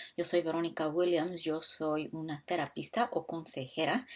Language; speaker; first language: Spanish; early bilingual, other home language; English